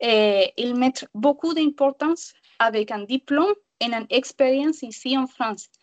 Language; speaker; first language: French; non-native, learner; Spanish